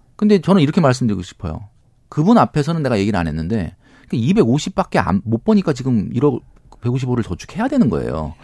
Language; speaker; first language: Korean; native; Korean